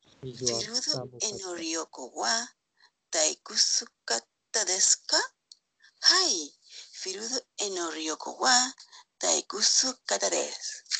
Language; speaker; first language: Japanese; non-native, learner; Spanish